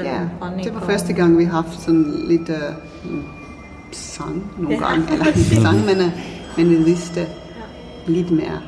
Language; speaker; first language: Danish; non-native, fluent; Finnish